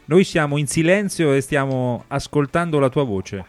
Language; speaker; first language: Italian; native; Italian